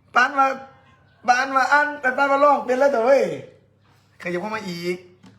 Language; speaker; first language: Thai; native; Thai